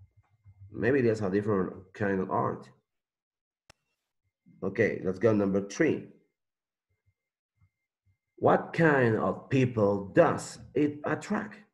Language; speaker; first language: English; non-native, learner; Spanish